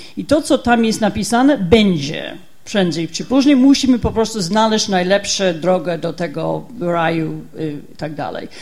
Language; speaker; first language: Polish; non-native, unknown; English